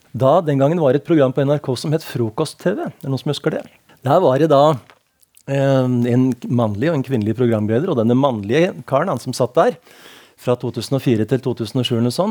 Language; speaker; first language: Norwegian; native; Norwegian